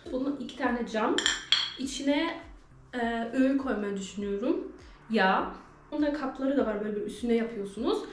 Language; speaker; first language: Turkish; early bilingual, heritage; Turkish